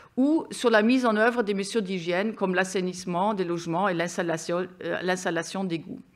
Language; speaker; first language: French; non-native, fluent; German